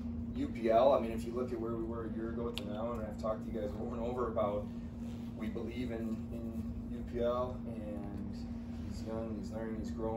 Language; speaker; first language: English; native; English